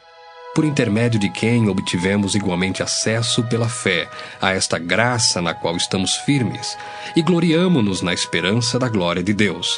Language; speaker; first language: Portuguese; native; Portuguese